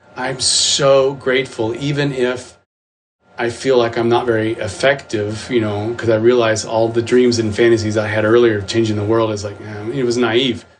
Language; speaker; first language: English; native; English